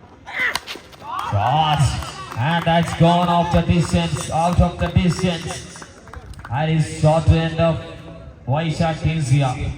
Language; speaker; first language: English; non-native, local second language; Malayalam